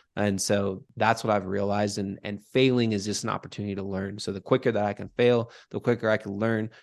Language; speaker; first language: English; native; English